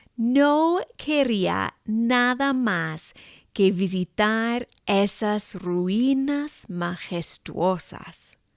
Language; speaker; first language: Spanish; non-native, fluent; English